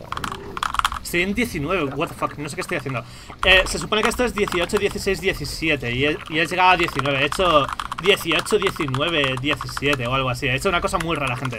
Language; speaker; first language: Spanish; native; Spanish